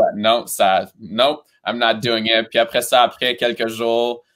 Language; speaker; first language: French; early bilingual, other home language; Romanian